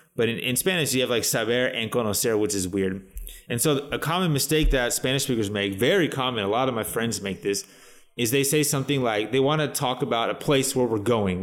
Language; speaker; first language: English; native; English